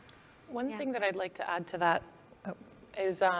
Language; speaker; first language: English; native; English